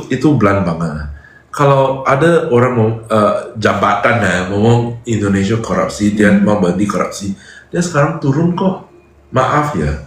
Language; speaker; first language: Indonesian; non-native, fluent; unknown